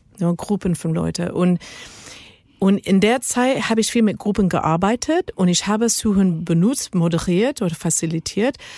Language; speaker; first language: German; non-native, learner; Spanish